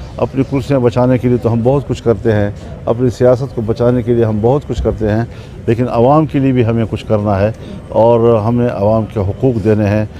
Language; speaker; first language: Urdu; non-native, local second language; Pashto